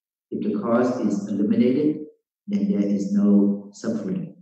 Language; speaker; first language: English; non-native, fluent; Vietnamese